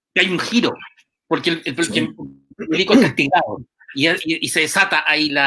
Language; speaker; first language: Spanish; native; Spanish